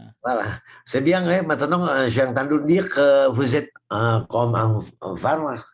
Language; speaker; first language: French; non-native, fluent; Indonesian